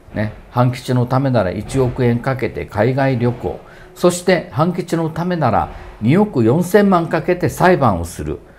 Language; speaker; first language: Japanese; native; Japanese